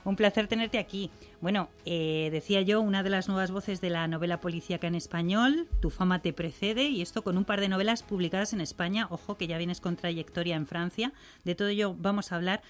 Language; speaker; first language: Spanish; native; Spanish